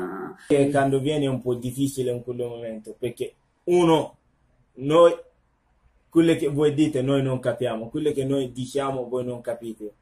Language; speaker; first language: Italian; non-native, learner; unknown